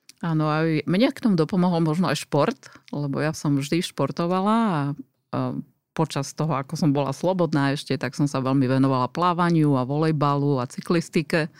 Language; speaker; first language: Slovak; native; Slovak